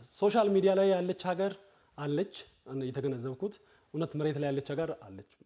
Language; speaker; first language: Amharic; native; Amharic